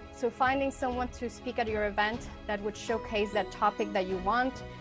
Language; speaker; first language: English; non-native, fluent; Spanish